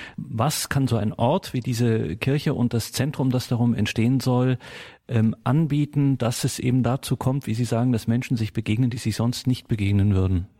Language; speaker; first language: German; native; German